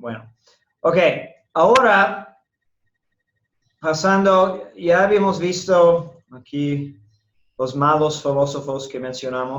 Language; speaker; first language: Spanish; non-native, fluent; English